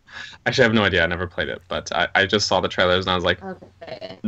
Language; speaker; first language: English; native; English